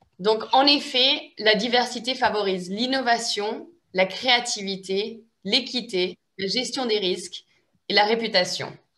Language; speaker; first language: French; native; French